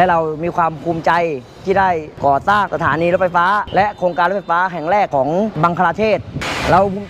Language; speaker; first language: Thai; native; Thai